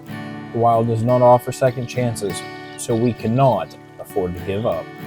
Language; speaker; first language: English; native; English